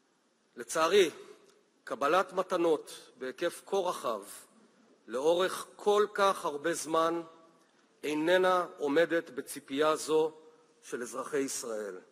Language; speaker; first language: Hebrew; native; Hebrew